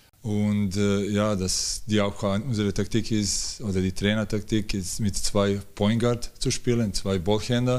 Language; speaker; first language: German; non-native, learner; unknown